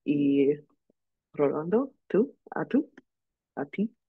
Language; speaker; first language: Spanish; non-native, learner; English